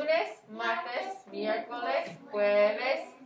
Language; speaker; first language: Spanish; non-native, fluent; English